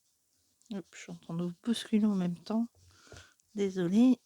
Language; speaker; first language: French; native; French